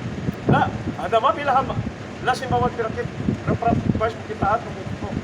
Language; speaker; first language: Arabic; non-native, learner; Filipino